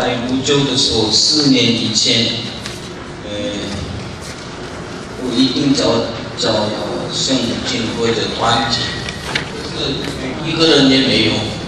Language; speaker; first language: Chinese; non-native, learner; Korean